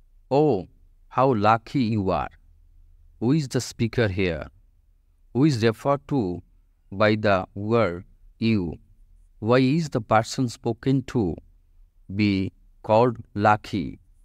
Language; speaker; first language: English; non-native, local second language; Bangla